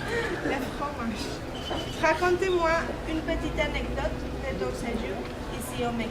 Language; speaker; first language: French; non-native, learner; Spanish